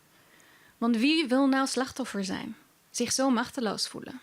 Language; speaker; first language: Dutch; early bilingual, other home language; Kurdish